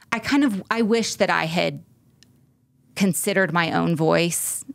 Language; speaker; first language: English; native; English